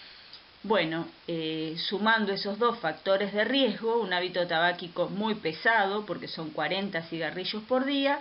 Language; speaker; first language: Spanish; native; Spanish